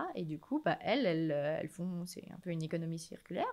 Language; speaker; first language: French; native; French